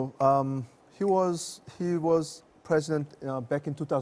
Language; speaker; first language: English; non-native, fluent; Korean